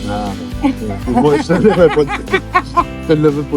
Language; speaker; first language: French; native; French